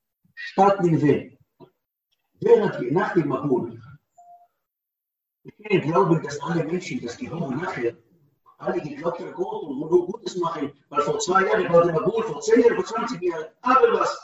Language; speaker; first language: German; non-native, learner; Hebrew